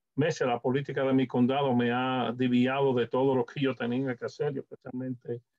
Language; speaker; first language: Spanish; native; Spanish